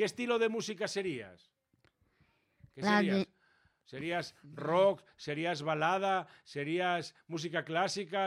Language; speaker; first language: Spanish; native; Spanish